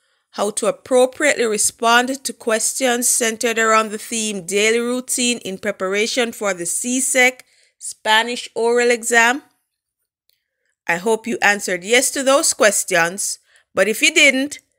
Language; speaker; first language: English; native; English